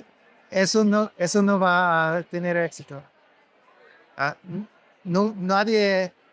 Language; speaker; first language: Spanish; non-native, learner; English